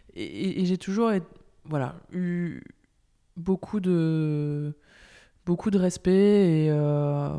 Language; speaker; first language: French; native; French